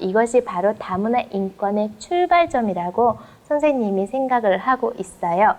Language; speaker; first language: Korean; non-native, fluent; Mongolian